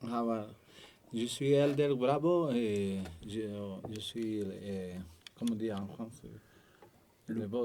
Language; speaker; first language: French; non-native, learner; Spanish